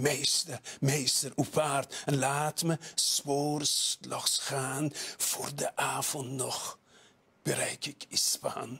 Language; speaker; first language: Dutch; non-native, fluent; Persian